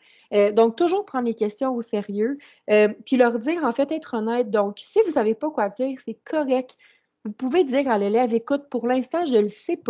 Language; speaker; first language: French; native; French